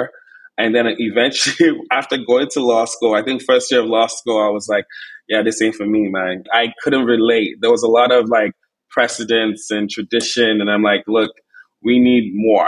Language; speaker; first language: English; non-native, local second language; Igbo